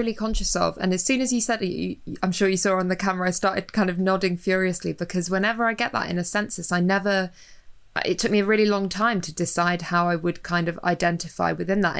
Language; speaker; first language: English; native; English